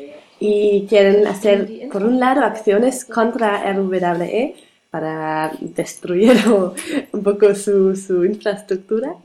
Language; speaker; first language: Spanish; non-native, learner; German